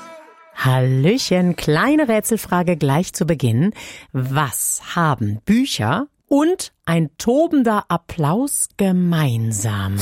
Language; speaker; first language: German; native; German